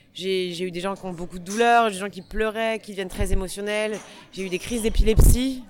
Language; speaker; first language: French; native; French